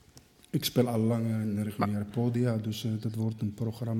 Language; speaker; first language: Dutch; non-native, fluent; Arabic